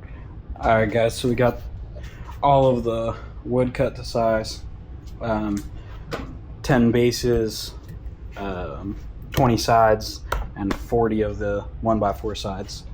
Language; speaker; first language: English; native; English